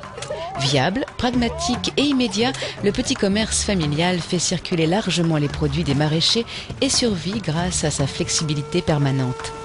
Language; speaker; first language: French; native; French